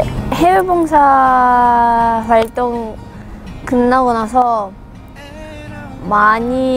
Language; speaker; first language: Korean; non-native, fluent; Russian